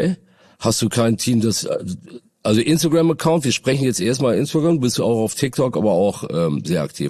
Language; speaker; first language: German; native; German